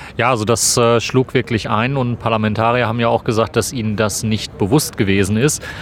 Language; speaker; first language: German; native; German